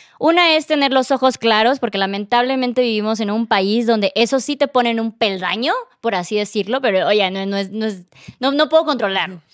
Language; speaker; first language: Spanish; native; Spanish